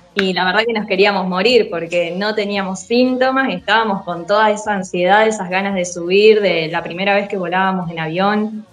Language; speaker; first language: Spanish; native; Spanish